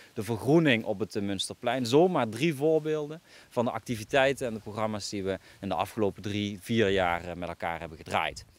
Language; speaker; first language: Dutch; native; Dutch